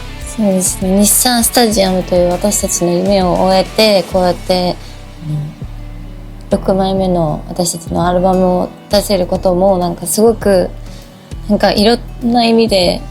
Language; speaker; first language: Japanese; native; Japanese